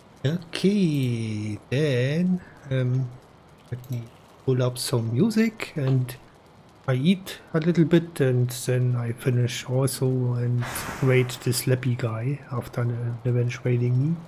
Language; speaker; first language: English; non-native, learner; German